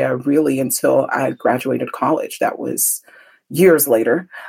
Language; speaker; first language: English; early bilingual, other home language; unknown